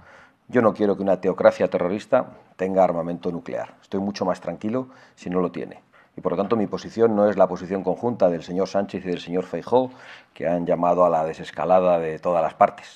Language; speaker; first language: Spanish; native; Spanish